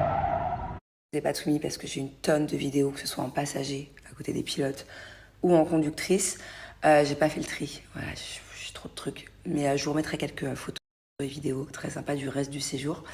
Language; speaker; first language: French; native; French